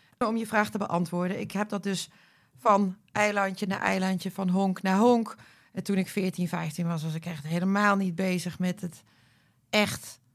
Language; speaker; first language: Dutch; early bilingual, other home language; Croatian